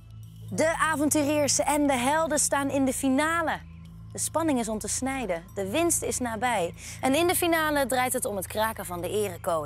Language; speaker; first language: Dutch; native; Dutch